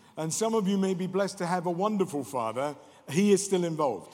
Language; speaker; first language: English; native; English